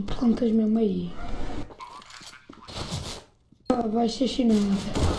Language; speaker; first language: Portuguese; native; Portuguese